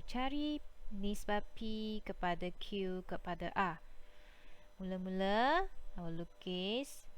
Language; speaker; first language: Malay; native; Malay